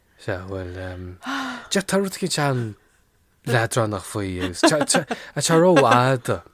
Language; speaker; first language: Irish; non-native, local second language; English